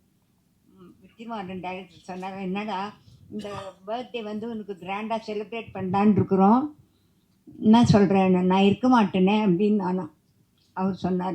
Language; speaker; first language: Tamil; native; Tamil